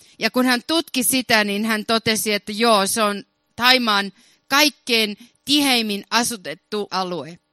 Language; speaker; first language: Finnish; early bilingual, heritage; Finnish